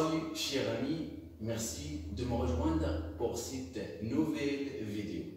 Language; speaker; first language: French; non-native, local second language; Arabic